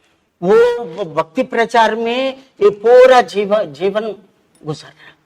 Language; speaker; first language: Hindi; non-native, local second language; Telugu